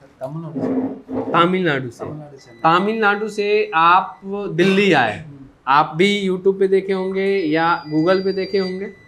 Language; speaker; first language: Hindi; native; Hindi